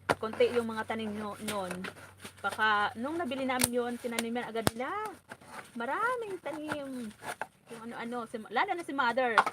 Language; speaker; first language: Filipino; non-native, local second language; Bikol